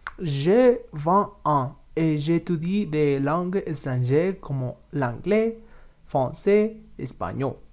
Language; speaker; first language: French; non-native, learner; Spanish